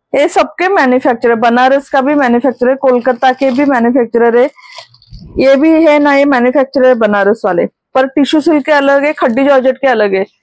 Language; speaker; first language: Hindi; non-native, local second language; Marathi